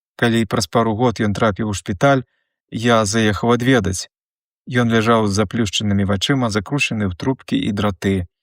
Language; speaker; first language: Belarusian; native; Belarusian